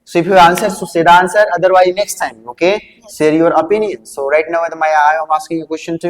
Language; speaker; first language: English; non-native, local second language; Hindi